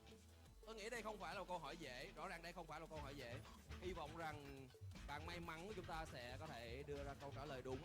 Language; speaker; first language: Vietnamese; native; Vietnamese